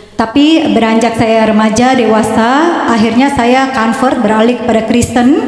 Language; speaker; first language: Indonesian; native; Indonesian